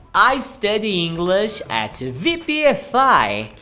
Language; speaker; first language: English; non-native, fluent; Portuguese